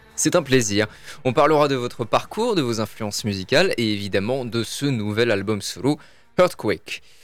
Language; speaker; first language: French; native; French